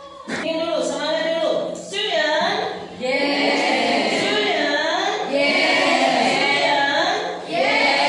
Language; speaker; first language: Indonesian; native; Indonesian